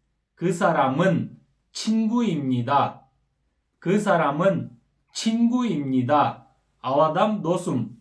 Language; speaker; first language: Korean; non-native, fluent; Kyrgyz